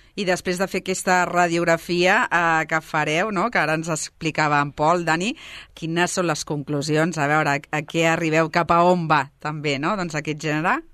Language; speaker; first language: Catalan; native; Catalan